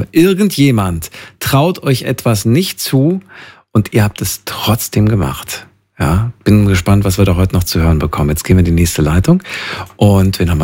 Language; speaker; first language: German; native; German